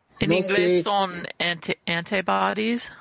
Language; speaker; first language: Spanish; early bilingual, heritage; Spanish